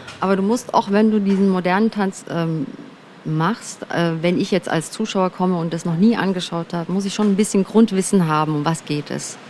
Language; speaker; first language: German; early bilingual, other home language; Turkish